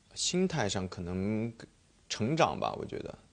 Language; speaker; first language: Chinese; native; Chinese